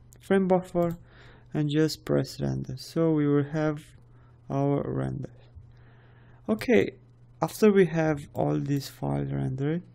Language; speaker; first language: English; non-native, fluent; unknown